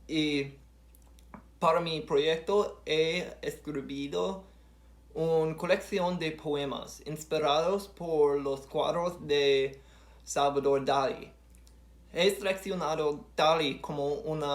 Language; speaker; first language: Spanish; non-native, learner; English